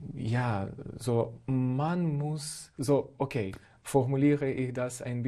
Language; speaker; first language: German; non-native, fluent; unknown